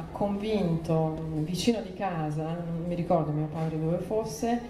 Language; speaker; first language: Italian; non-native, fluent; Croatian